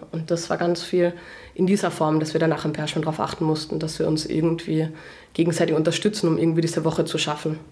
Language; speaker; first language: German; non-native, local second language; Slovenian